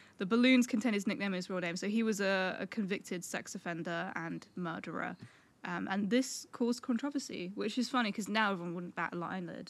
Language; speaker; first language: English; native; English